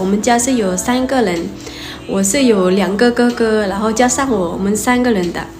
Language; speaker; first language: Chinese; non-native, fluent; Lao